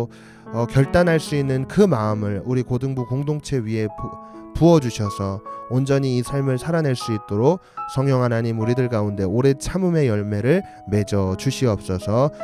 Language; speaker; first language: Korean; native; Korean